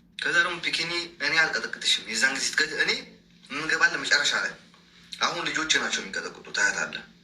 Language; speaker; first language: Amharic; native; Amharic